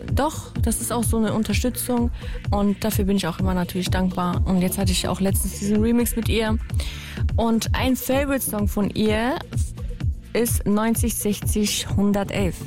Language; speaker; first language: German; early bilingual, other home language; Kurdish